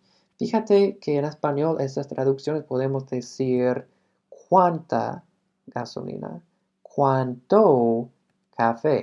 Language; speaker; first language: Spanish; non-native, fluent; English